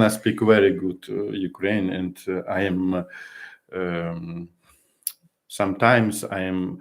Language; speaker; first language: English; non-native, learner; Ukrainian